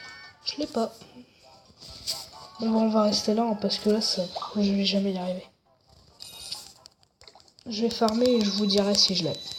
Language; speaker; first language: French; native; French